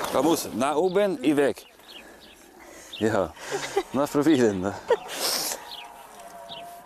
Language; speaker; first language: German; non-native, learner; Polish